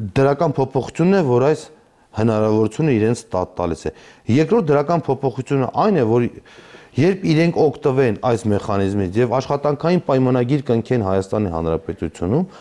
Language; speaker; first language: Armenian; native; Armenian